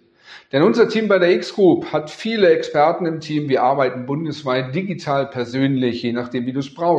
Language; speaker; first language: German; native; German